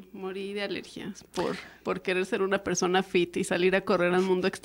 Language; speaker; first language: Spanish; native; Spanish